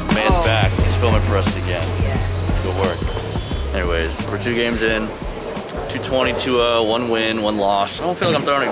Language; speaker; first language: English; native; English